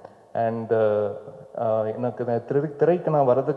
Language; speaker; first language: Tamil; native; Tamil